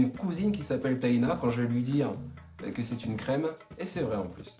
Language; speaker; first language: French; native; French